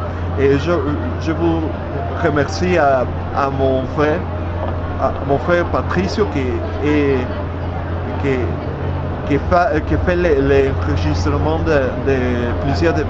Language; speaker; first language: French; non-native, learner; Spanish